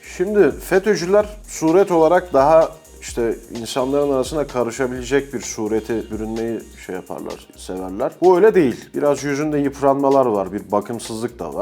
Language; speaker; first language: Turkish; native; Turkish